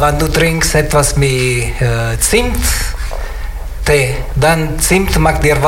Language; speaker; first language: German; non-native, learner; Italian